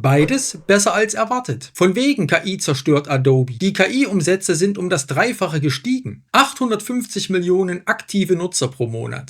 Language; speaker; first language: German; native; German